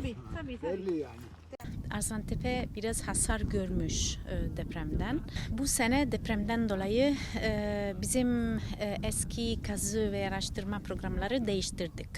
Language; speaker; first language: Turkish; non-native, learner; Italian